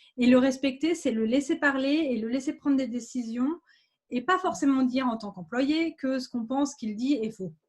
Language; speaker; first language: French; native; French